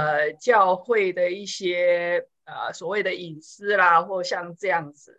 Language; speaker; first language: Chinese; native; Chinese